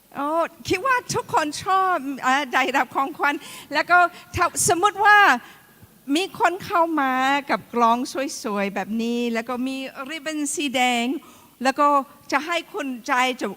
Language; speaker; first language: Thai; non-native, fluent; English